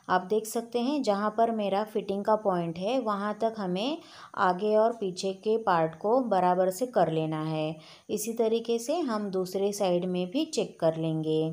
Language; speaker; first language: Hindi; native; Hindi